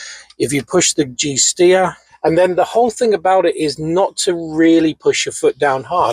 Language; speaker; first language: English; native; English